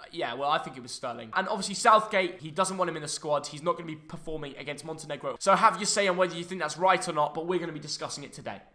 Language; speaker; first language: English; native; English